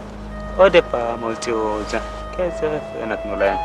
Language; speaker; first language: Hebrew; non-native, learner; Amharic